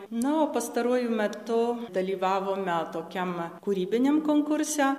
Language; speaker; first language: Lithuanian; native; Lithuanian